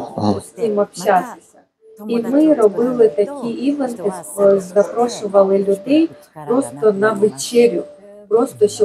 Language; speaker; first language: Ukrainian; non-native, fluent; Japanese